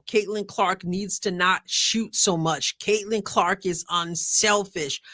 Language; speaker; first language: English; native; English